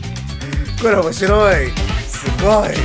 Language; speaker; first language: Japanese; non-native, learner; Spanish